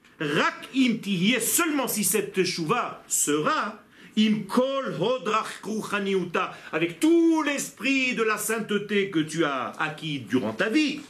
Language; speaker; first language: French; non-native, fluent; Hebrew